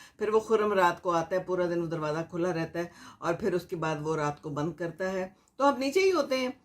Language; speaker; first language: Urdu; native; Urdu